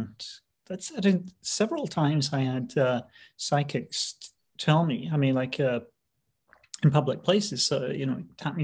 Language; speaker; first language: English; native; English